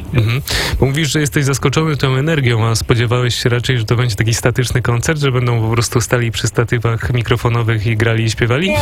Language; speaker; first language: Polish; native; Polish